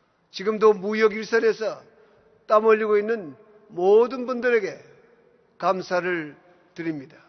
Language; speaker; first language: Korean; native; Korean